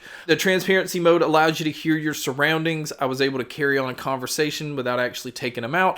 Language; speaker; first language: English; native; English